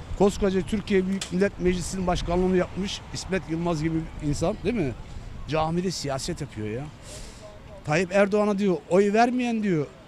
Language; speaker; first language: Turkish; native; Turkish